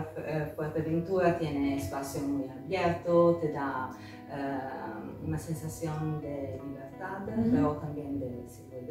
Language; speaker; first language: Spanish; non-native, learner; Italian